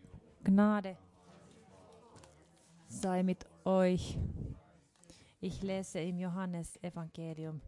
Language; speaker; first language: German; non-native, fluent; Finnish